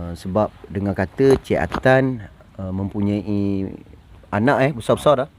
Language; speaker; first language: Malay; native; Malay